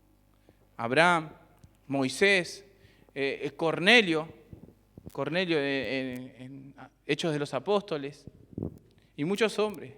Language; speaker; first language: Spanish; native; Spanish